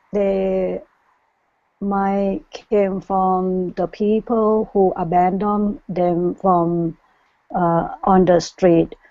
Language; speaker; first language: English; non-native, learner; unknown